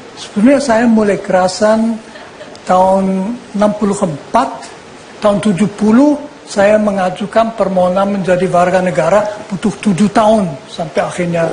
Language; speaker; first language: Indonesian; non-native, fluent; German